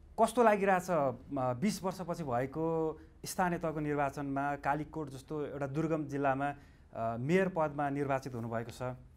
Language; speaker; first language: Nepali; native; Nepali